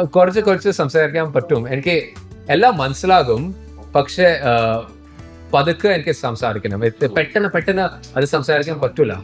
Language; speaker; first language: Malayalam; early bilingual, heritage; Malayalam